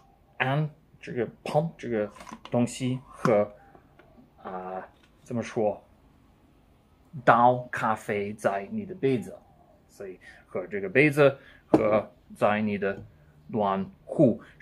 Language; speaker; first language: Chinese; non-native, learner; English